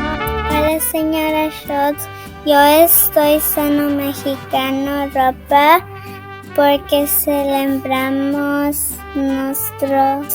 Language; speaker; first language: Spanish; early bilingual, other home language; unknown